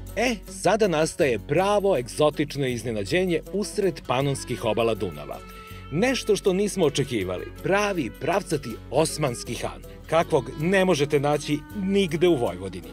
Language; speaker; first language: Serbian; native; Serbian